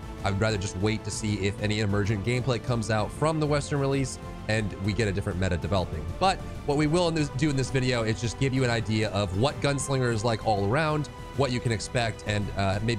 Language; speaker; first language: English; native; English